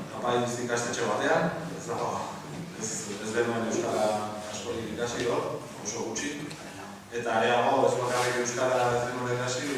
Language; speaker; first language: Basque; non-native, local second language; Spanish